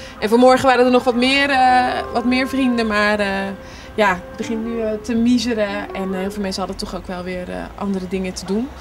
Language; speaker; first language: Dutch; native; Dutch